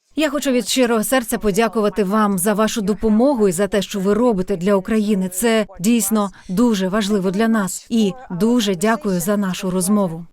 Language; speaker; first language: Ukrainian; native; Ukrainian